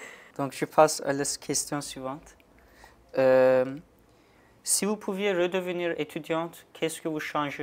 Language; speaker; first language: French; non-native, learner; Turkish